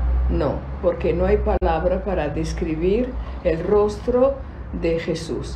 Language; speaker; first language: Spanish; non-native, fluent; Italian